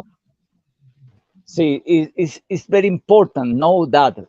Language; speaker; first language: English; non-native, learner; Portuguese